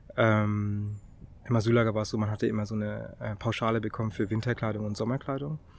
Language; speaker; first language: German; early bilingual, other home language; Tamil